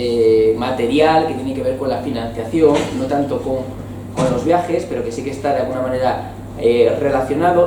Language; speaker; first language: Spanish; native; Spanish